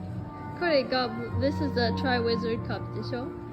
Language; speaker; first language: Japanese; non-native, learner; English